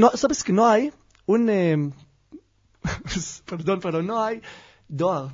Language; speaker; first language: Spanish; non-native, learner; Hebrew